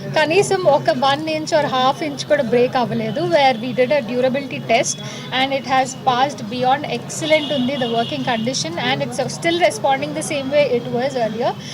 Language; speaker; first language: Telugu; native; Telugu